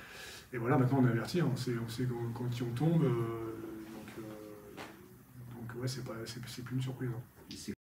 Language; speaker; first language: French; native; French